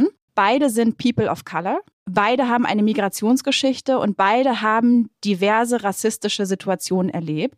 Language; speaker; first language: German; native; German